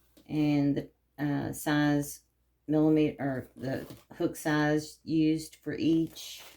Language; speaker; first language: English; native; English